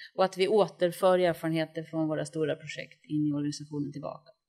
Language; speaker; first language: Swedish; native; Swedish